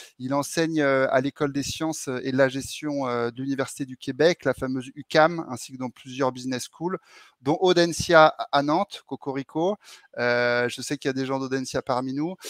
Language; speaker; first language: French; native; French